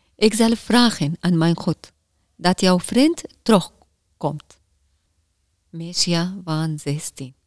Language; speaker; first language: Dutch; non-native, learner; Arabic